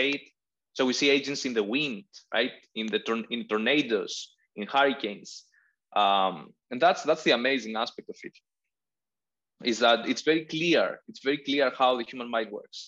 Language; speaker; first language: English; non-native, fluent; Greek